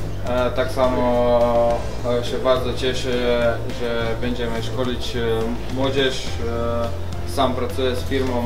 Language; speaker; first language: Polish; non-native, fluent; Croatian